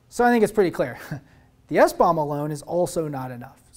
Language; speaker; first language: English; native; English